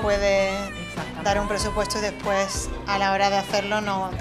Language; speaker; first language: Spanish; native; Spanish